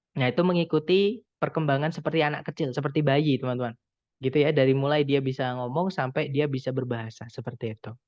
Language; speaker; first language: Indonesian; non-native, local second language; Javanese